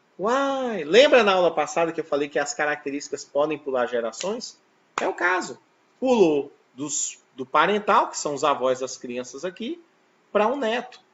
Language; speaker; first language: Portuguese; native; Portuguese